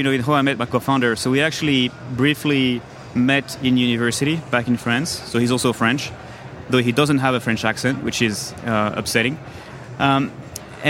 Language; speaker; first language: English; non-native, fluent; French